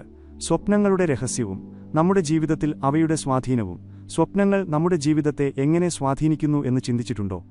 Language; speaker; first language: Malayalam; native; Malayalam